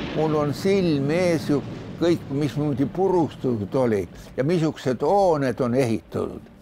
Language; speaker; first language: Estonian; native; Estonian